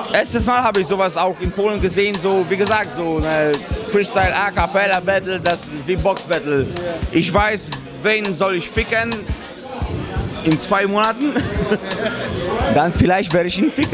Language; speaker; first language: German; non-native, fluent; Polish